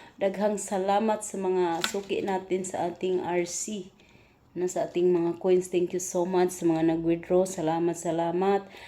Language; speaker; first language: Filipino; non-native, local second language; Cebuano